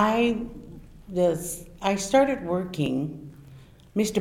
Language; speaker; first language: English; native; English